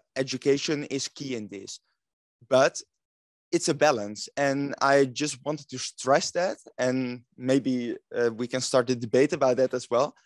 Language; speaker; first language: English; non-native, fluent; Dutch